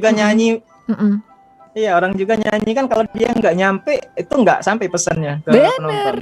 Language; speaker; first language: Indonesian; native; Indonesian